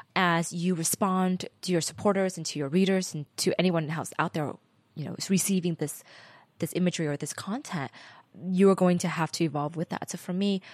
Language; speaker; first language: English; early bilingual, other home language; Vietnamese